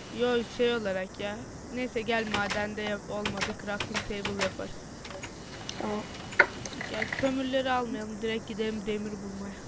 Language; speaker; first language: Turkish; native; Turkish